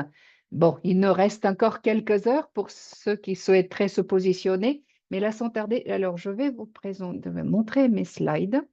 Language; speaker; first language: French; native; French